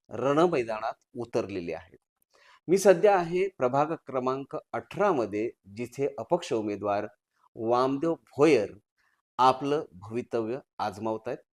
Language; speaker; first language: Marathi; native; Marathi